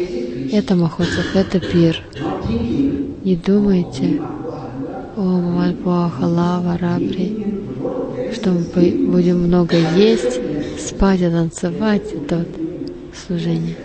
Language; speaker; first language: Russian; non-native, learner; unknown